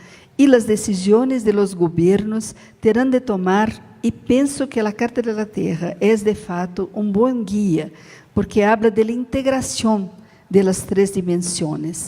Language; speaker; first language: Spanish; non-native, learner; Portuguese